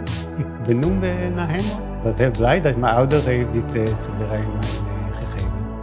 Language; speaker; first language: Dutch; non-native, learner; Hebrew